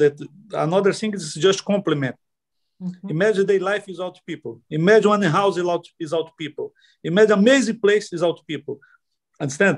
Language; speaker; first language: English; non-native, learner; Portuguese